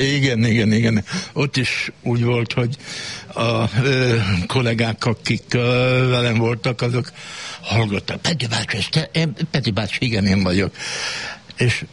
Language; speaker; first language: Hungarian; native; Hungarian